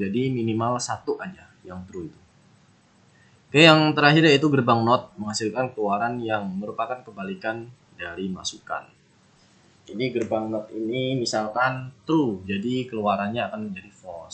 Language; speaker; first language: Indonesian; native; Indonesian